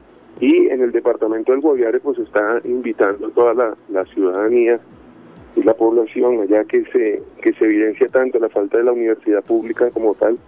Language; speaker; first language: Spanish; native; Spanish